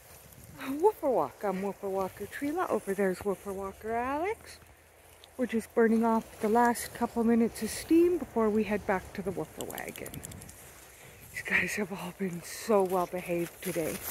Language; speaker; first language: English; native; English